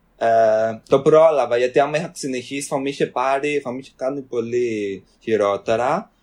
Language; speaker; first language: Greek; early bilingual, other home language; Albanian